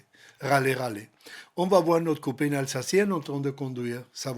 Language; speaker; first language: French; non-native, learner; Spanish